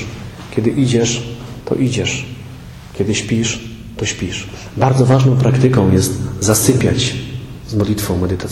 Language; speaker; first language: Polish; native; Polish